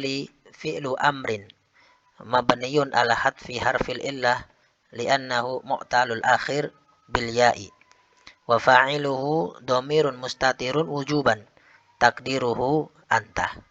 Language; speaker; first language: Arabic; non-native, fluent; Indonesian